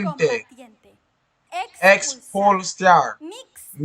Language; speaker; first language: Spanish; non-native, learner; English